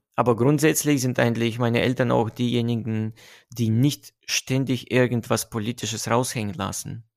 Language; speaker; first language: German; non-native, fluent; Russian